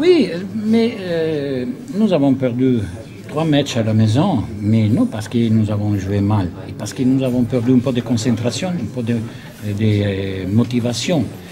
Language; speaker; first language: French; non-native, learner; Italian